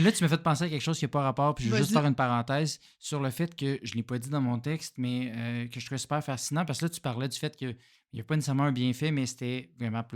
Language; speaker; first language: French; native; French